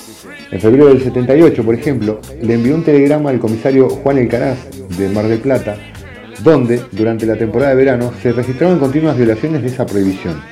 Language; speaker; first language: Spanish; native; Spanish